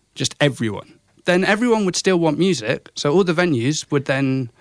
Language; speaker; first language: English; native; English